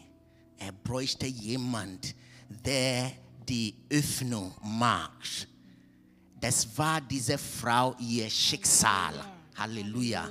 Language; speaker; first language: German; non-native, fluent; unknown